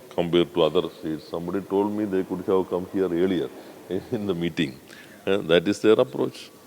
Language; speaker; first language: English; non-native, local second language; Malayalam